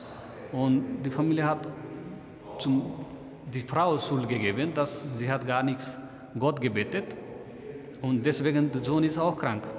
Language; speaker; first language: German; non-native, learner; Nepali